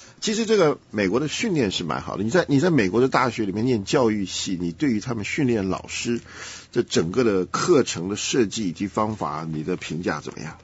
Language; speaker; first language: Chinese; native; Chinese